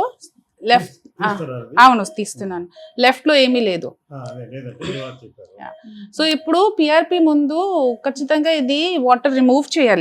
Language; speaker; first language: Telugu; non-native, fluent; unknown